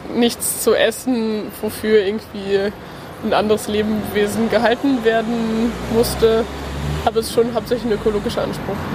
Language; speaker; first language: German; native; German